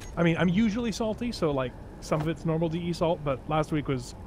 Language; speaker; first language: English; native; English